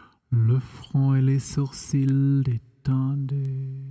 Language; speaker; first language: French; non-native, fluent; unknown